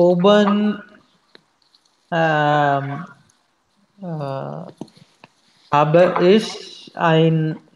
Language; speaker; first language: German; non-native, learner; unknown